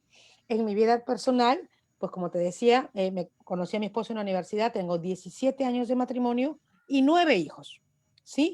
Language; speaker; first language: Spanish; native; Spanish